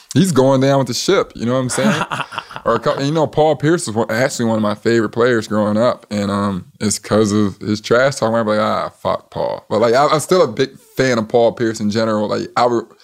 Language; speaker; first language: English; native; English